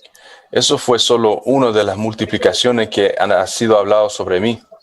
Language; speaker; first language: Spanish; non-native, fluent; English